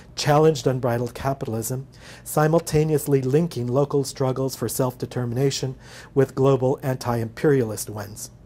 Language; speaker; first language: English; native; English